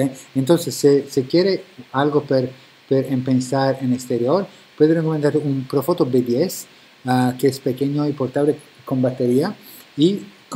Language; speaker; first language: Spanish; non-native, fluent; Italian